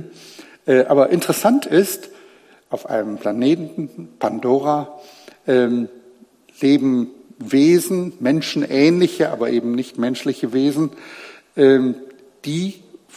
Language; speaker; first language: German; native; German